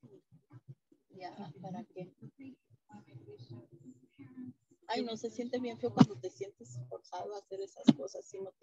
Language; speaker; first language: Spanish; native; Spanish